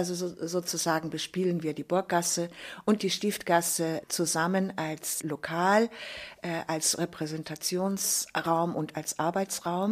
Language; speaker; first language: German; native; German